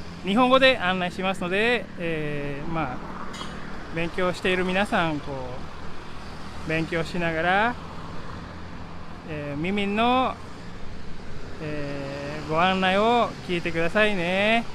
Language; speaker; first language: Japanese; non-native, fluent; Indonesian